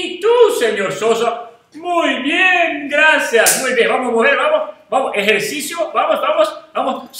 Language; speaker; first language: Spanish; non-native, fluent; English